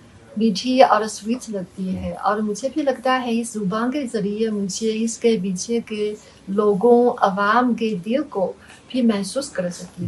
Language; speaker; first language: Hindi; non-native, fluent; Chinese